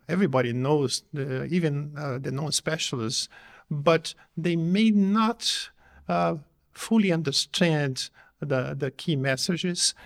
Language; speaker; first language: English; non-native, fluent; Portuguese